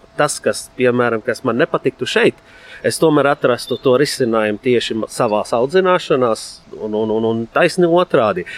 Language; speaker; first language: Latvian; non-native, fluent; Arabic